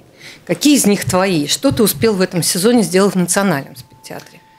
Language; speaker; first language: Russian; native; Russian